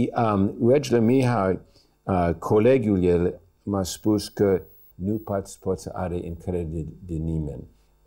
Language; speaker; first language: Romanian; early bilingual, heritage; English